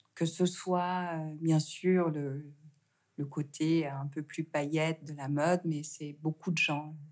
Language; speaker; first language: French; native; French